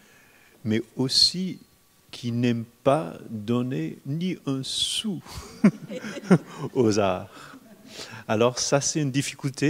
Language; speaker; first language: French; non-native, fluent; English